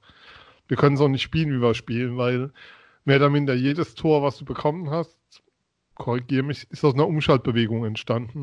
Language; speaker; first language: German; native; German